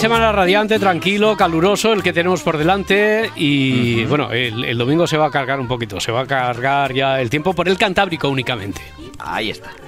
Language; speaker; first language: Spanish; native; Spanish